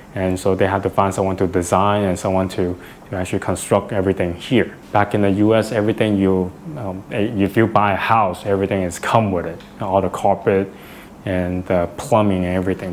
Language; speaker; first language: English; non-native, fluent; Chinese